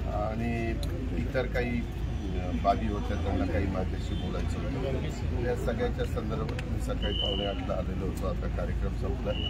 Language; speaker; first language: Marathi; native; Marathi